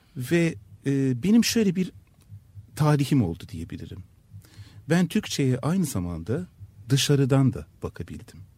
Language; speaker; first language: Turkish; native; Turkish